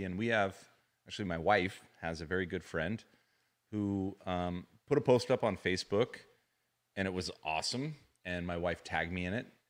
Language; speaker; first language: English; native; English